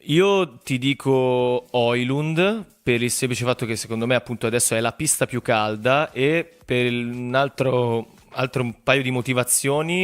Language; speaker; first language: Italian; native; Italian